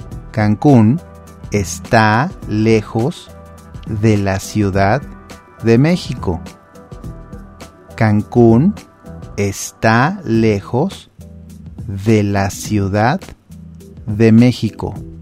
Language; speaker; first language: Spanish; native; Spanish